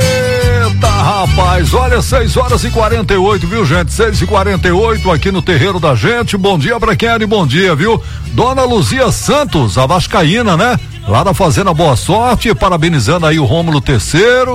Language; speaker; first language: Portuguese; native; Portuguese